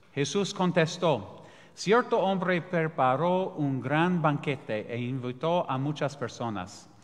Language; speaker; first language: Spanish; non-native, fluent; English